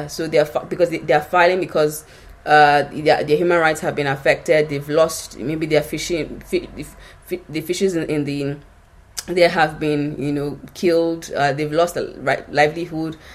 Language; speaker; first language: English; non-native, local second language; Yoruba